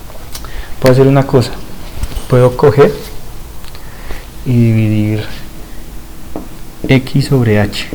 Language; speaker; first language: Spanish; native; Spanish